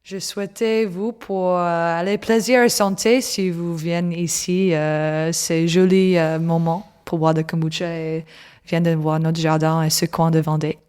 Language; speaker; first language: French; non-native, learner; English